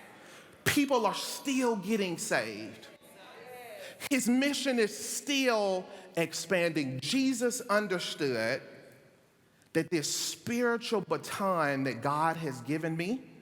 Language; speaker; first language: English; native; English